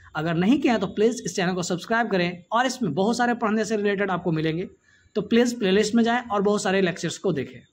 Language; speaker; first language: Hindi; native; Hindi